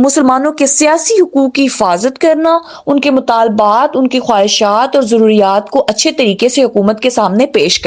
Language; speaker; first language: Urdu; native; Urdu